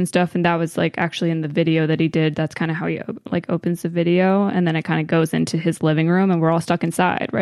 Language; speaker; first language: English; native; English